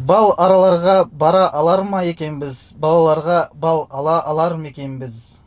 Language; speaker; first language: Kazakh; non-native, local second language; Russian